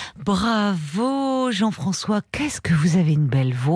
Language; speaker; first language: French; native; French